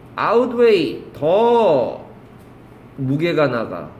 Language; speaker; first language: Korean; native; Korean